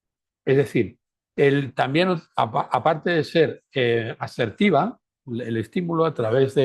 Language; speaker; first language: Spanish; native; Spanish